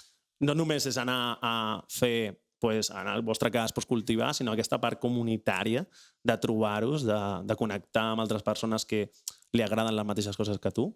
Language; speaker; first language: Catalan; native; Catalan